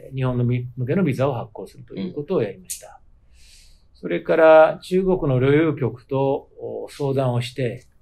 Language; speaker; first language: Japanese; native; Japanese